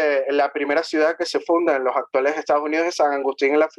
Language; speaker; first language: Spanish; native; Spanish